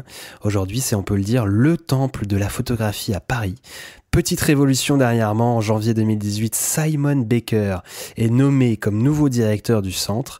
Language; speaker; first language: French; native; French